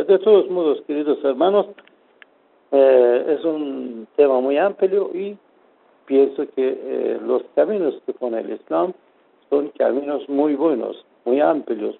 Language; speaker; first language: Spanish; non-native, fluent; Persian